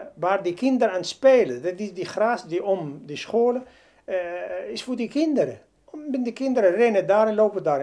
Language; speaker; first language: Dutch; non-native, learner; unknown